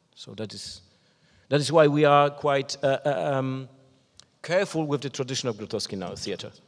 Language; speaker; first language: English; non-native, fluent; Polish